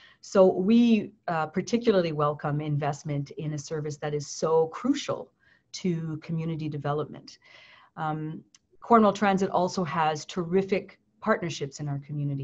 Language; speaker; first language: English; native; English